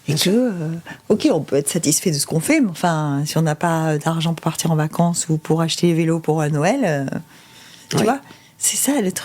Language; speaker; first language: French; native; French